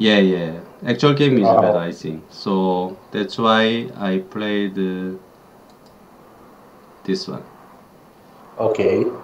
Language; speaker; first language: English; non-native, learner; Korean